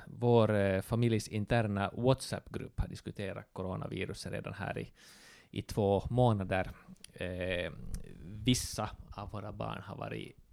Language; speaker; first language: Swedish; native; Swedish